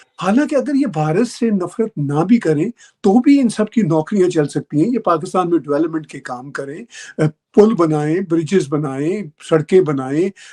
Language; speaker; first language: Urdu; native; Urdu